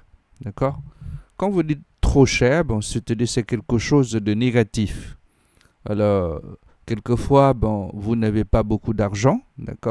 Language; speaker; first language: French; non-native, fluent; Khmer